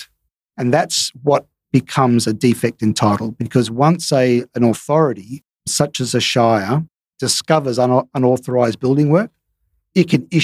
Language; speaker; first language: English; native; English